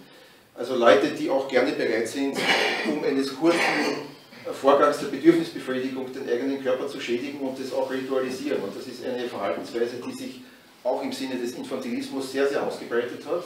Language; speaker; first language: German; native; German